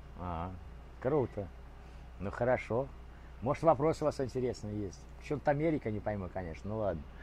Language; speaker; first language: Russian; native; Russian